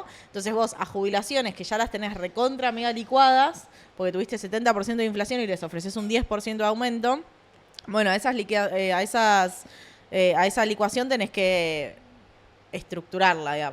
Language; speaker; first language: Spanish; native; Spanish